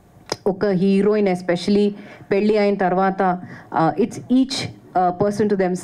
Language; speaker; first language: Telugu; non-native, fluent; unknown